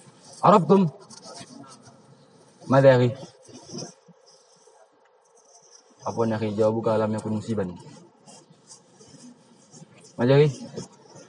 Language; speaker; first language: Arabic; non-native, learner; Indonesian